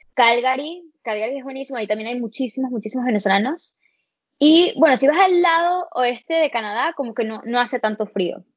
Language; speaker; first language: Spanish; early bilingual, heritage; Spanish